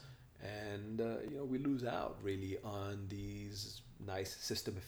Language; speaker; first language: English; non-native, local second language; Hindi